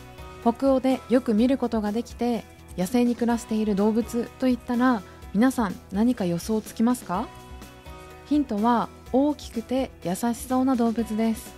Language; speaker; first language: Japanese; native; Japanese